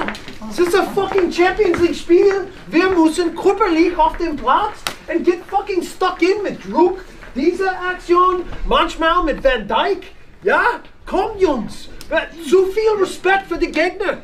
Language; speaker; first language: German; non-native, fluent; English